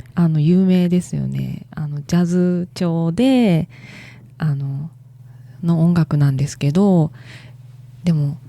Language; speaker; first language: Japanese; native; Japanese